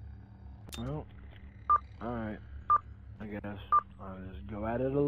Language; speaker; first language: English; native; English